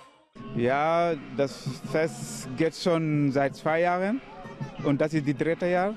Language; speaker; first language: German; non-native, learner; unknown